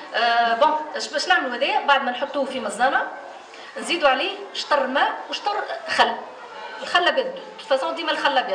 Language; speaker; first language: Arabic; native; Arabic